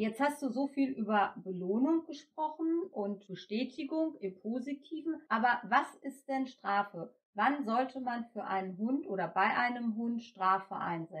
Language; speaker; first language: German; native; German